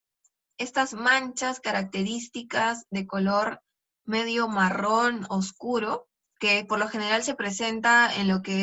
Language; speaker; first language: Spanish; native; Spanish